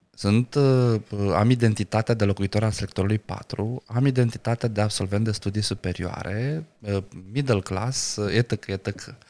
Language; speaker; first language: Romanian; non-native, local second language; Romany